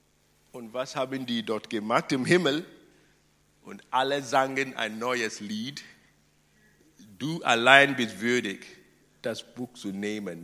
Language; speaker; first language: German; non-native, fluent; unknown